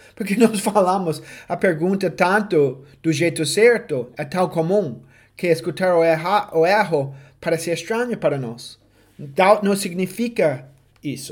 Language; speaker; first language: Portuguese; non-native, fluent; English